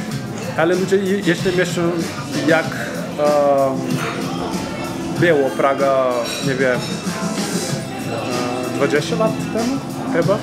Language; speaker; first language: Polish; non-native, learner; Portuguese